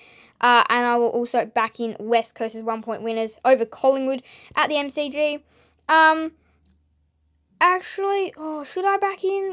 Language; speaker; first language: English; native; English